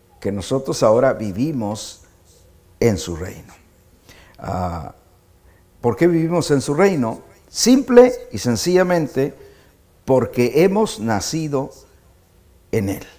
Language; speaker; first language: Spanish; native; Spanish